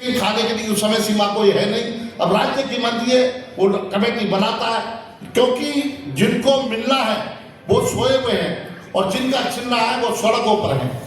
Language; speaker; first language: Hindi; native; Hindi